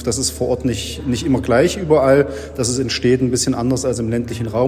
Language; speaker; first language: German; native; German